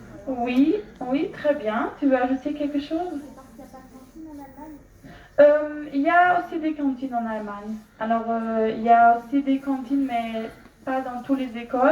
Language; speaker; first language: French; non-native, fluent; German